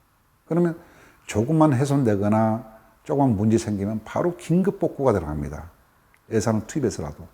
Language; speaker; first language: Korean; native; Korean